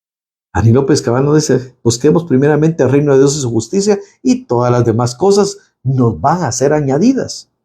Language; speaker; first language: Spanish; native; Spanish